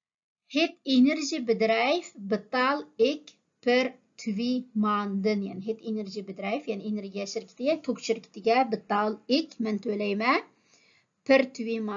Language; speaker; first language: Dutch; non-native, fluent; Uyghur